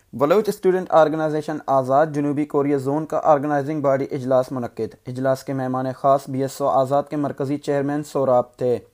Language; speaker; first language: Urdu; non-native, local second language; Baluchi